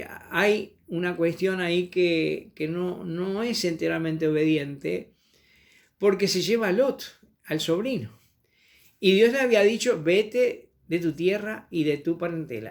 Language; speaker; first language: Spanish; native; Spanish